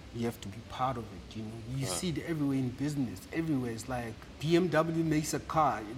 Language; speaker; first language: English; non-native, local second language; Southern Sotho